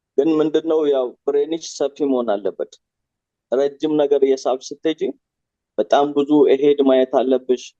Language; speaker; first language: Amharic; native; Amharic